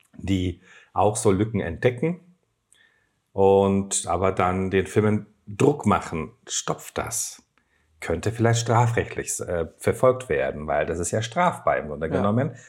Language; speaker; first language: German; non-native, fluent; Turkish